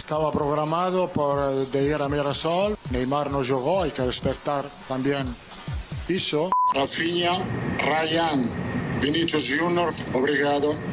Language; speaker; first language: Portuguese; non-native, learner; Italian